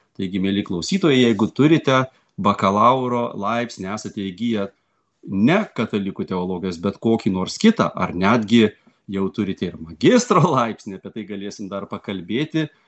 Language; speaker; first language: Lithuanian; native; Lithuanian